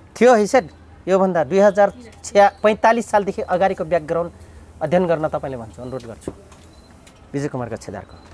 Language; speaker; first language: Nepali; non-native, local second language; Dangaura Tharu